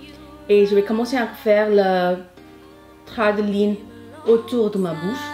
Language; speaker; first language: French; non-native, fluent; Hindi